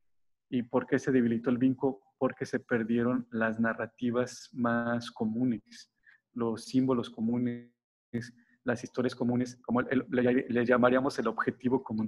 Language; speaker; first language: Spanish; native; Spanish